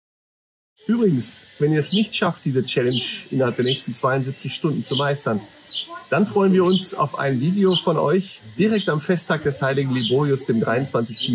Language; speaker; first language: German; native; German